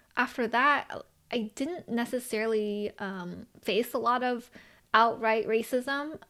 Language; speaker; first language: English; early bilingual, other home language; Chinese